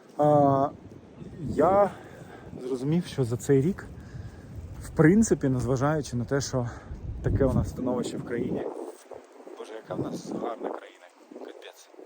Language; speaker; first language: Ukrainian; non-native, local second language; Russian